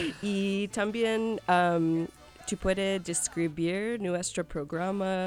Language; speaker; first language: Spanish; non-native, learner; English